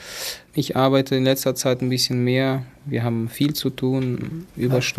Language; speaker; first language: German; early bilingual, other home language; Russian